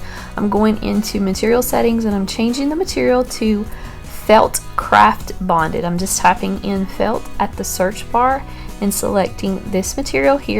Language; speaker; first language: English; native; English